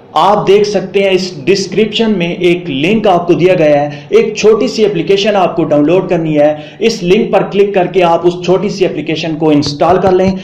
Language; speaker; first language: Urdu; non-native, local second language; Punjabi